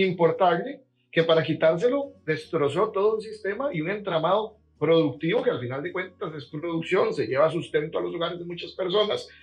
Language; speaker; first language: Spanish; native; Spanish